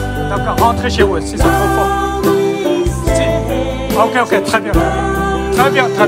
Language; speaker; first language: French; non-native, fluent; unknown